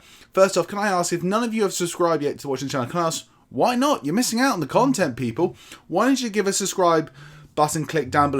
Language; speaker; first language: English; native; English